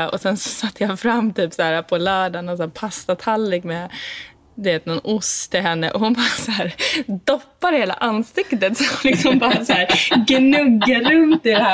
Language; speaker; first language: Swedish; native; Swedish